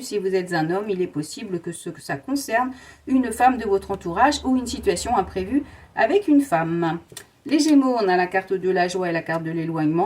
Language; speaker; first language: French; native; French